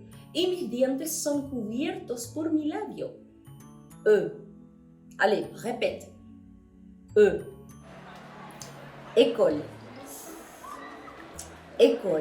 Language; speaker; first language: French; non-native, fluent; Spanish